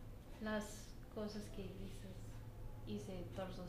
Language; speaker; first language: Spanish; non-native, learner; English